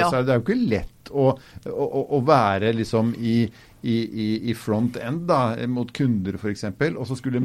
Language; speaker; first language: Norwegian; native; Norwegian